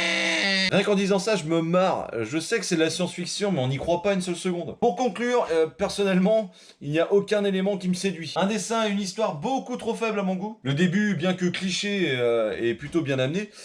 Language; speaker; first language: French; native; French